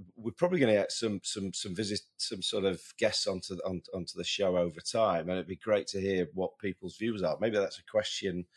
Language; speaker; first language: English; native; English